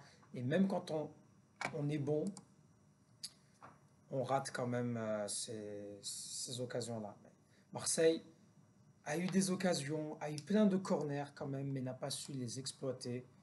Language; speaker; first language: French; native; French